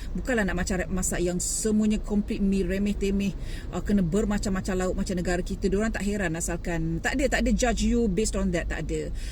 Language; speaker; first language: Malay; native; Malay